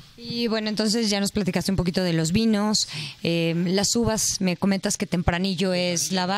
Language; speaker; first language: Spanish; native; Spanish